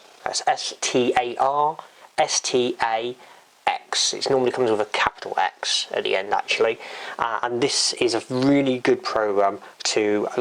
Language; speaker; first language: English; native; English